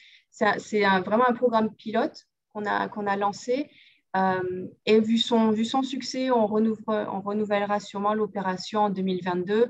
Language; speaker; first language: French; native; French